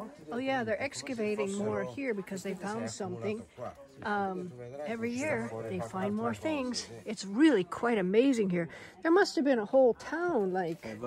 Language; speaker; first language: English; native; English